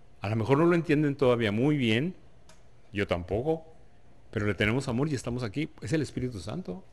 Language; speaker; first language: Spanish; native; Spanish